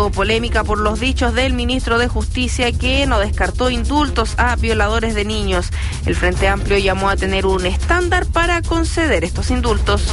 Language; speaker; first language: Spanish; native; Spanish